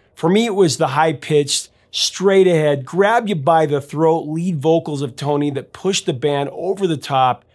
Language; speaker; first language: English; native; English